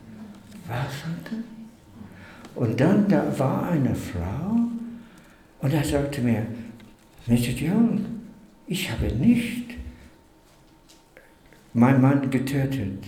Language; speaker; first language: German; non-native, fluent; English